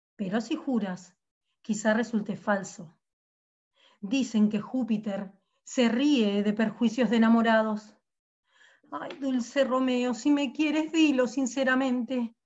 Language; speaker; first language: Spanish; native; Spanish